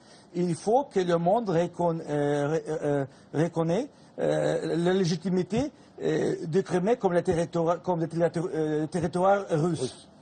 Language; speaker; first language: French; non-native, fluent; Russian